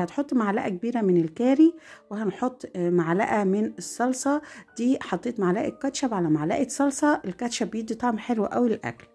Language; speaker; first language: Arabic; native; Arabic